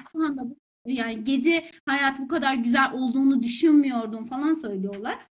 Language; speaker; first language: Turkish; non-native, fluent; Persian